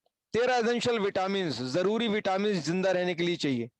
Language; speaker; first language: Hindi; native; Hindi